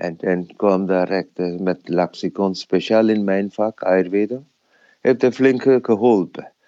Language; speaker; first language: Dutch; non-native, fluent; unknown